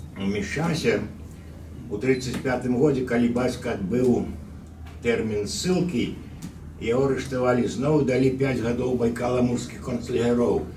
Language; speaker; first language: Belarusian; native; Belarusian